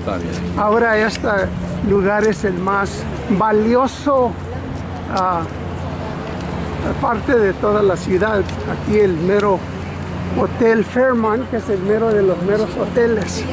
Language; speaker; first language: Spanish; early bilingual, other home language; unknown